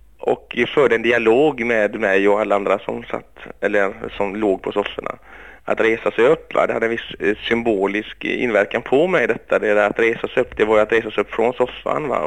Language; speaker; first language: Swedish; early bilingual, other home language; Greek